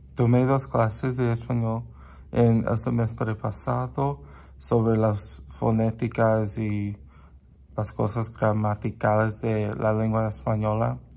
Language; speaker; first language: Spanish; non-native, learner; English